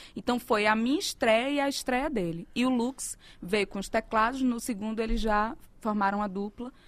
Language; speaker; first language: Portuguese; native; Portuguese